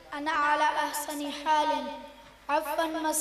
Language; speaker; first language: Arabic; non-native, learner; Urdu